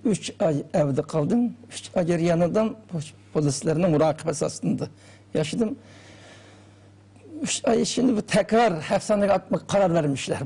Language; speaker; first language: Turkish; non-native, learner; Uyghur